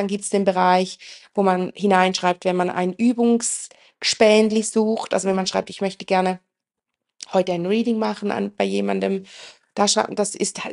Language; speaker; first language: German; native; German